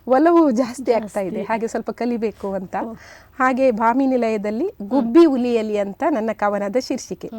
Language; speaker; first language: Kannada; native; Kannada